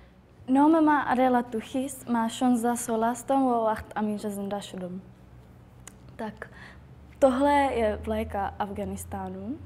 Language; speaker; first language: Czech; non-native, fluent; Persian